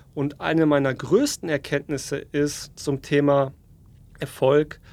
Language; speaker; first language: German; early bilingual, other home language; Polish